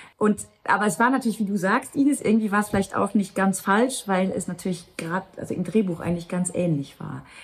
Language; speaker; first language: German; non-native, local second language; Luxembourgish